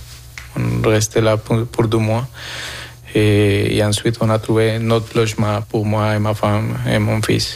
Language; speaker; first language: French; non-native, fluent; Spanish